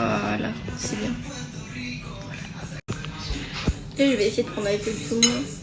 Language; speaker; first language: French; native; French